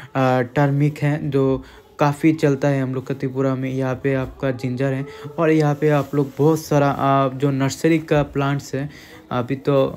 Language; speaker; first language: Hindi; non-native, local second language; Bangla